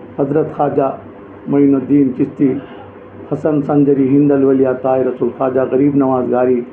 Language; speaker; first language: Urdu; native; Urdu